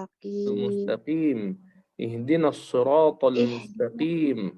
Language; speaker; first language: Arabic; native; Arabic